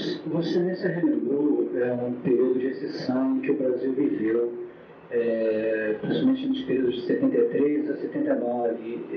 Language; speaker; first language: Portuguese; native; Portuguese